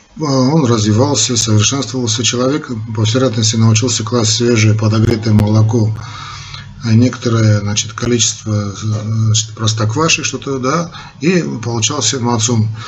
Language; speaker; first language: Russian; non-native, local second language; Armenian